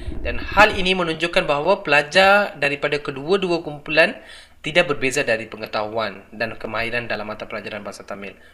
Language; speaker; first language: Malay; non-native, local second language; Tamil